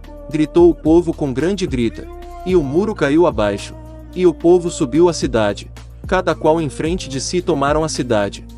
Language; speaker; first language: Portuguese; native; Portuguese